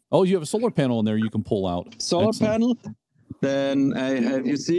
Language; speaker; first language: English; non-native, learner; Swiss German